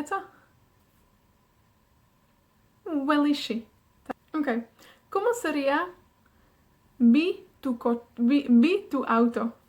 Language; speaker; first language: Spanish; non-native, fluent; Welsh